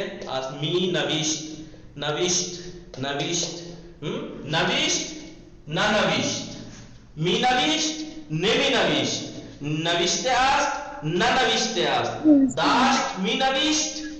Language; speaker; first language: Persian; non-native, fluent; Urdu